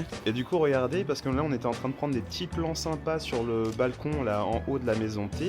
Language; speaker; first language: French; native; French